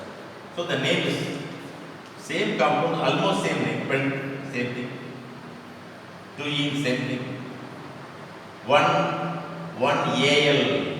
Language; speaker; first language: English; non-native, local second language; Tamil